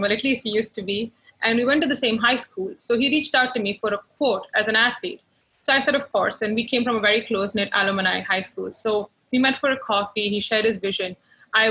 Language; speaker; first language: English; non-native, local second language; Hindi